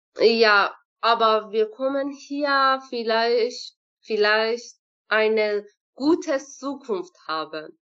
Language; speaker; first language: German; non-native, learner; Persian